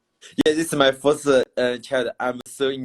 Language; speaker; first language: English; non-native, learner; Chinese